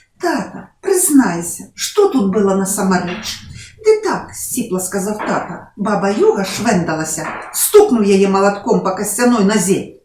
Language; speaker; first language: Belarusian; non-native, local second language; Russian